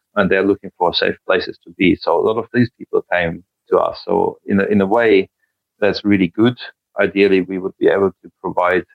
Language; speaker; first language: English; non-native, fluent; German